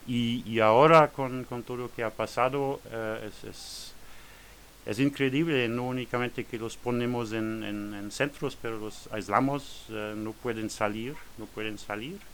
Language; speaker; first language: Spanish; non-native, learner; French